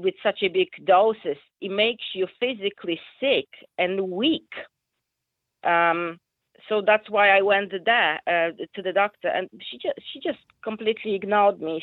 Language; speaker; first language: English; non-native, fluent; Polish